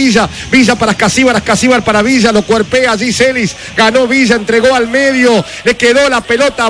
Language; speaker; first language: Spanish; native; Spanish